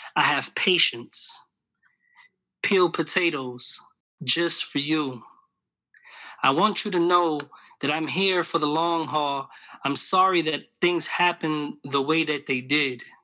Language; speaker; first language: English; early bilingual, other home language; Spanish